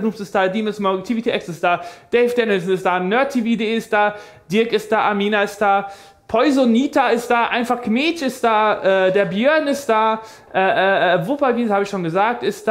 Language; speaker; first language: German; native; German